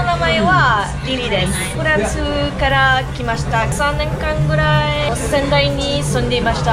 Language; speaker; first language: Japanese; non-native, learner; French